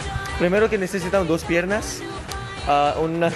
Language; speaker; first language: Spanish; non-native, fluent; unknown